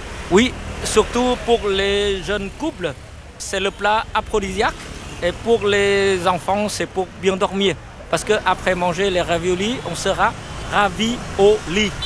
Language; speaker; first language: French; non-native, fluent; Vietnamese